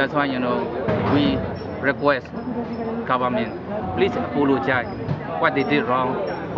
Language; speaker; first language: English; non-native, learner; Burmese